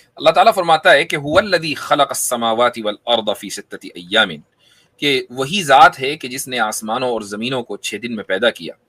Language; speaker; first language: Urdu; native; Urdu